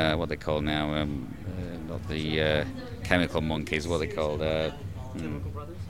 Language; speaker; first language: English; native; English